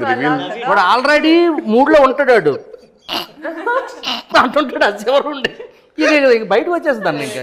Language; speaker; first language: Telugu; native; Telugu